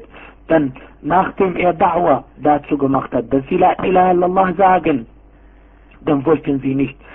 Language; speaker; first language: German; non-native, fluent; Arabic